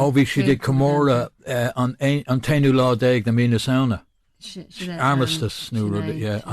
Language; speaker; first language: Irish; non-native, local second language; English